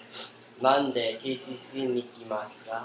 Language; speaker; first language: Japanese; non-native, learner; English